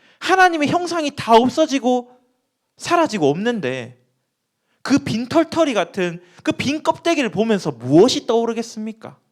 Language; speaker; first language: Korean; native; Korean